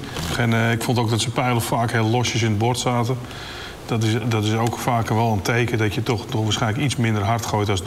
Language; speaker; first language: Dutch; native; Dutch